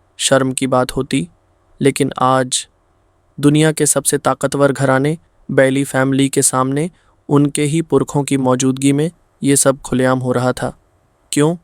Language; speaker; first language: Hindi; non-native, fluent; Bangla